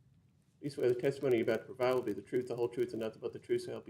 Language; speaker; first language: English; native; English